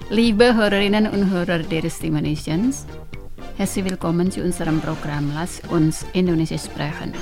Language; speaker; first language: German; non-native, fluent; Indonesian